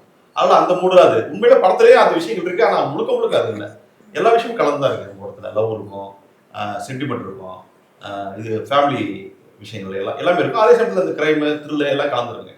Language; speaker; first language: Tamil; native; Tamil